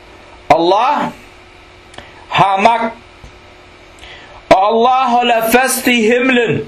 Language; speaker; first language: Danish; early bilingual, other home language; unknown